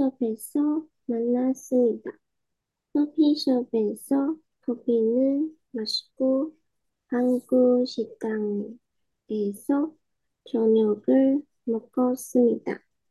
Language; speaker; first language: Korean; non-native, learner; Chinese